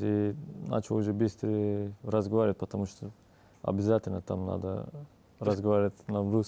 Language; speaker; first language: Russian; non-native, learner; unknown